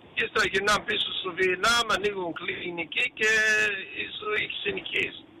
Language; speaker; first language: Greek; early bilingual, heritage; Greek